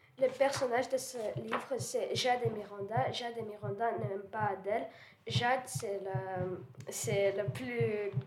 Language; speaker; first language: French; non-native, learner; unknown